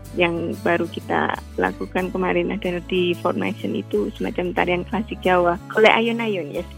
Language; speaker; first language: Indonesian; native; Indonesian